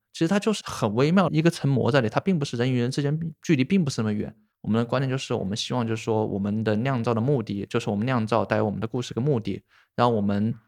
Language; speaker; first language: Chinese; native; Chinese